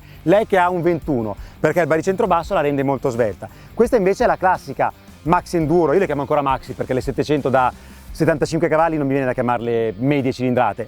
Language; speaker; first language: Italian; native; Italian